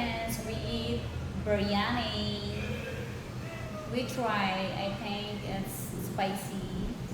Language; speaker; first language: English; non-native, learner; Filipino